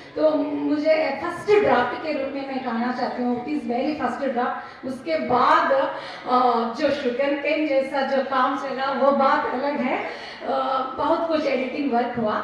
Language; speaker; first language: Hindi; non-native, local second language; Telugu